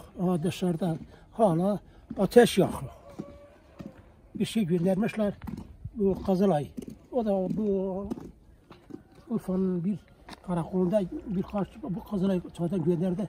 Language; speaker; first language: Turkish; non-native, local second language; Kurdish